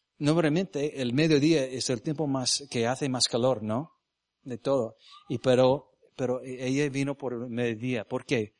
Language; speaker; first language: Spanish; early bilingual, heritage; Spanish